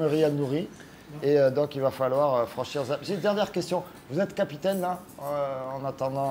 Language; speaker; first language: French; native; French